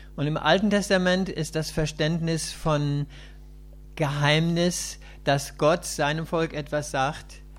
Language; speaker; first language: German; native; German